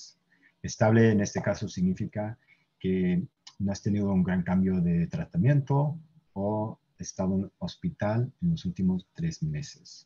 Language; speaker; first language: Spanish; non-native, fluent; English